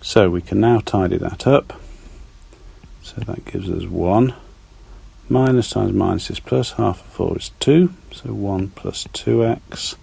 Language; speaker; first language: English; native; English